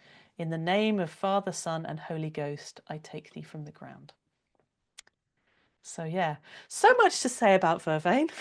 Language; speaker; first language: English; native; English